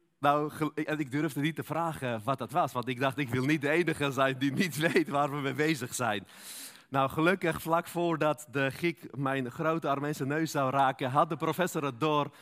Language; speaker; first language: Dutch; non-native, fluent; Armenian